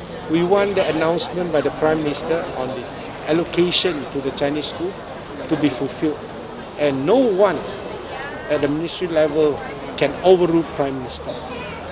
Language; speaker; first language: English; non-native, local second language; Chinese